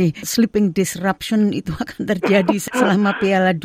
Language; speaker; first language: Indonesian; native; Indonesian